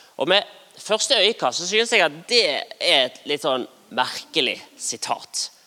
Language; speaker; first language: Norwegian; native; Norwegian